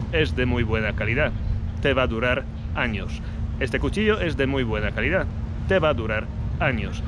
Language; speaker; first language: Spanish; non-native, fluent; Polish